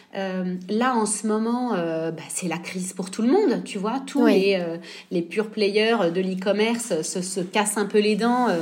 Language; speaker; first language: French; native; French